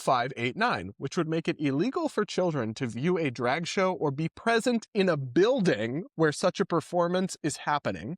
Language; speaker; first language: English; native; English